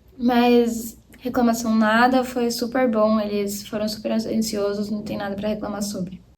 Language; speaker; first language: Portuguese; early bilingual, other home language; Spanish